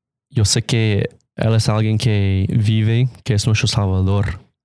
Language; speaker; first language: Spanish; non-native, fluent; English